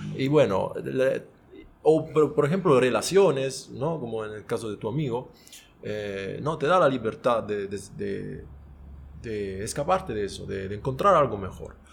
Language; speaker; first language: Spanish; non-native, fluent; Italian